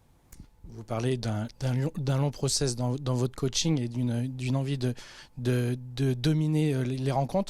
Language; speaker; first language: French; native; French